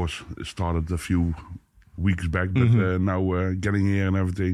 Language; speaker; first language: English; non-native, fluent; Dutch